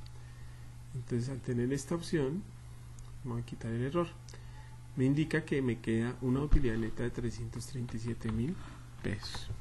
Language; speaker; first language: Spanish; native; Spanish